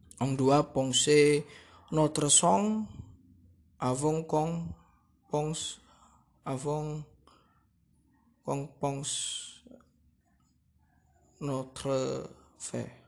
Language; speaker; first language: French; non-native, learner; Indonesian